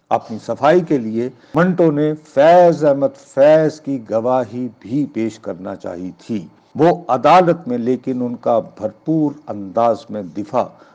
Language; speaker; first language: Urdu; non-native, local second language; Punjabi